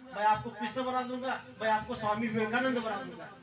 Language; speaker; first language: Hindi; non-native, local second language; Marathi